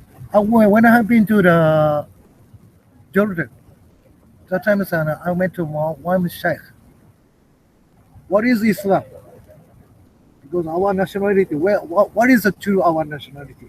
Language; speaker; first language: English; non-native, learner; Japanese